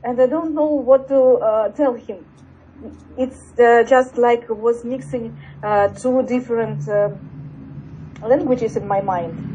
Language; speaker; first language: English; non-native, learner; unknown